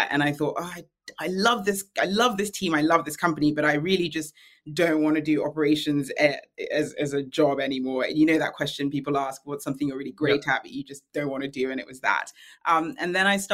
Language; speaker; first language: English; native; English